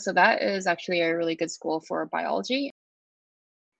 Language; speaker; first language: English; native; English